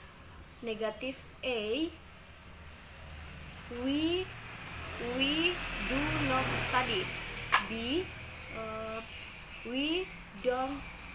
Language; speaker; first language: English; non-native, learner; Indonesian